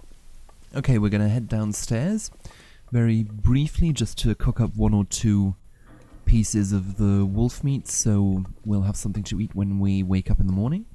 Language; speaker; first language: English; native; English